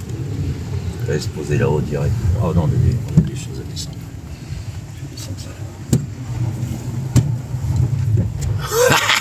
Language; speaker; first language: French; native; French